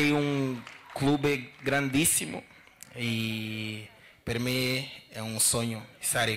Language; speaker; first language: Italian; non-native, learner; Portuguese